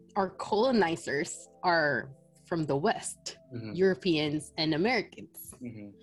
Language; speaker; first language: English; non-native, local second language; Filipino